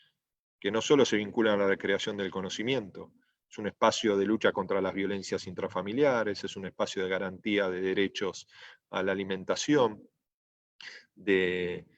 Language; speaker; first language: Spanish; native; Spanish